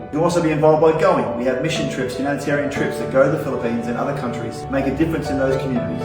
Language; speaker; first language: English; native; English